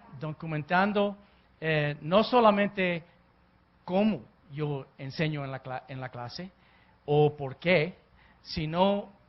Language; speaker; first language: Spanish; early bilingual, heritage; Spanish